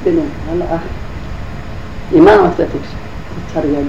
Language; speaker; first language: Greek; native; Greek